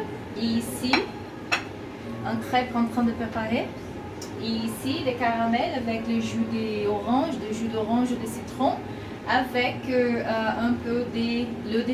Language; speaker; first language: French; non-native, learner; Portuguese